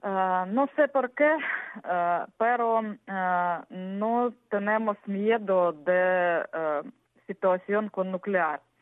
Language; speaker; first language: Spanish; non-native, learner; Ukrainian